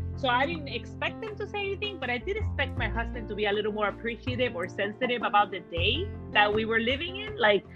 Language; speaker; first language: English; early bilingual, other home language; Spanish